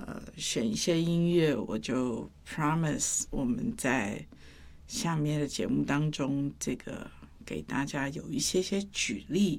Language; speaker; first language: Chinese; native; Chinese